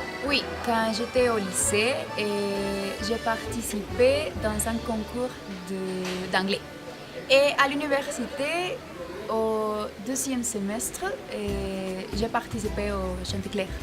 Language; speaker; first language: French; non-native, learner; Spanish